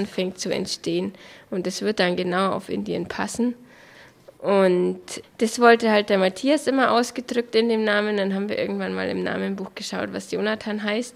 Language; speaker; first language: German; native; German